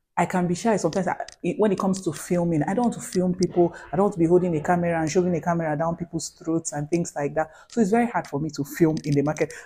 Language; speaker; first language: English; non-native, local second language; Hausa